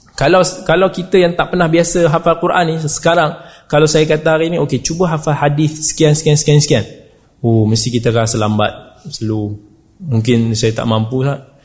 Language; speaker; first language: Malay; native; Malay